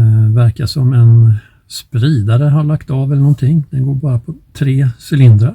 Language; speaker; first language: Swedish; native; Swedish